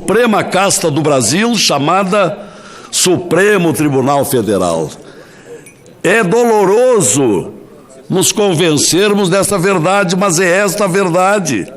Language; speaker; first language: Portuguese; native; Portuguese